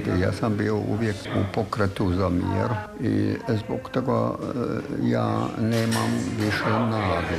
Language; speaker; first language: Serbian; non-native, fluent; German